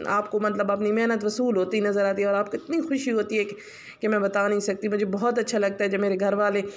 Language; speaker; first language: Urdu; non-native, local second language; Punjabi